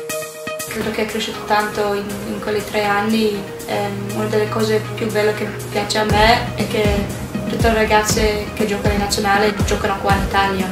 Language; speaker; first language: Italian; non-native, learner; English